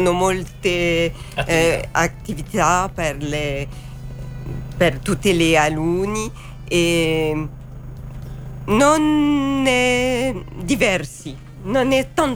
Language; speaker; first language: Italian; non-native, learner; French